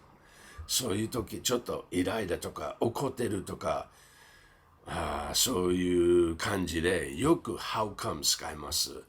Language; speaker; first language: Japanese; non-native, fluent; English